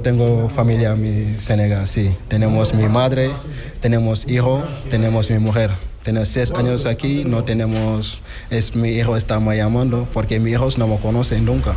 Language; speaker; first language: Spanish; non-native, learner; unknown